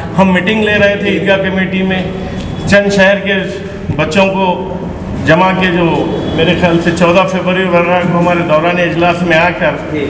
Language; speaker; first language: Hindi; non-native, local second language; Urdu